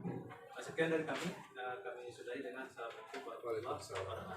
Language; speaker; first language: Indonesian; native; Indonesian